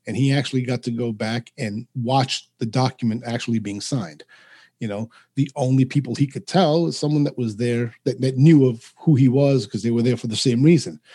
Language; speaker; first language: English; early bilingual, other home language; Spanish